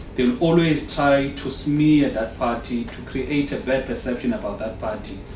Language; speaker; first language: English; non-native, local second language; Xhosa